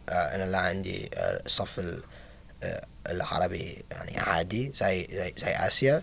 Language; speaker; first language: Arabic; non-native, learner; English